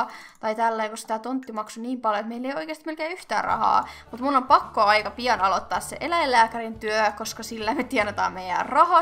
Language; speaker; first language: Finnish; native; Finnish